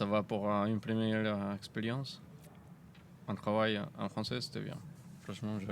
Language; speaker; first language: French; non-native, fluent; Spanish